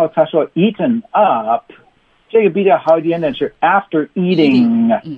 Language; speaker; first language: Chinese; non-native, learner; English